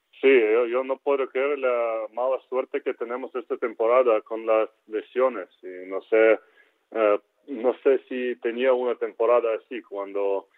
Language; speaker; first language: Spanish; non-native, learner; Ukrainian